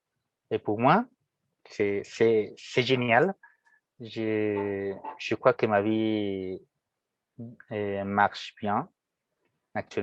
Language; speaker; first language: French; non-native, fluent; Spanish